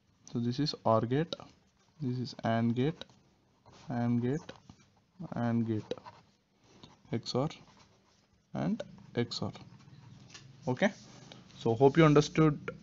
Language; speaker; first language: English; non-native, local second language; Telugu